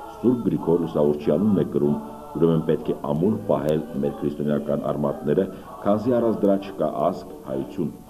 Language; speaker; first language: Armenian; native; Armenian